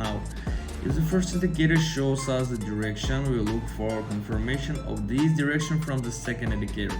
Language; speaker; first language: English; non-native, fluent; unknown